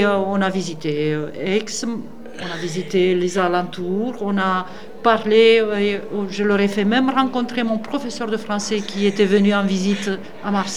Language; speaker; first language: French; non-native, fluent; Romanian